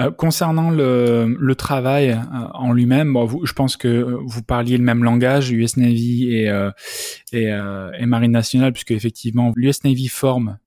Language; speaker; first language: French; native; French